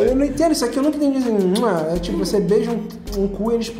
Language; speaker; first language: Portuguese; native; Portuguese